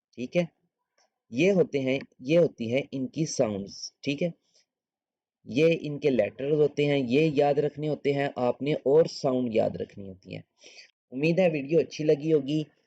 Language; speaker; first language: Urdu; native; Urdu